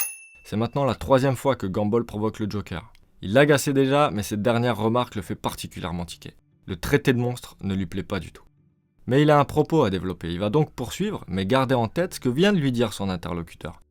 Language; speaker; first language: French; native; French